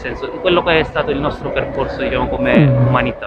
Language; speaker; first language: Italian; native; Italian